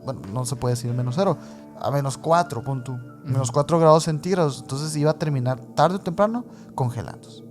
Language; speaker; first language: Spanish; native; Spanish